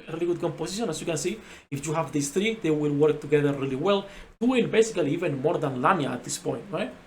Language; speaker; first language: English; non-native, fluent; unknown